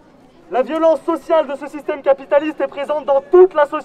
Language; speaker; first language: French; native; French